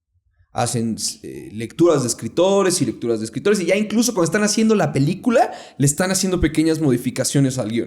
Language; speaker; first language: Spanish; native; Spanish